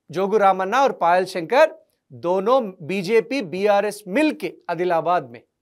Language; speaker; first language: Hindi; non-native, local second language; Telugu